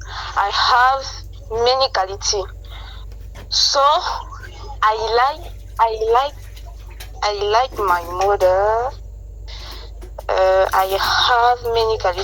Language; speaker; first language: English; non-native, learner; French